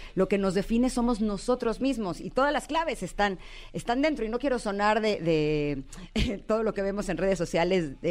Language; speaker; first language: Spanish; native; Spanish